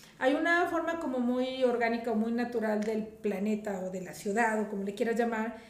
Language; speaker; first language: Spanish; native; Spanish